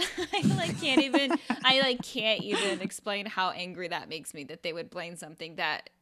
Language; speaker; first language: English; native; English